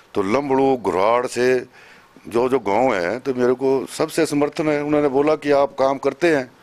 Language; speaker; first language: Hindi; native; Hindi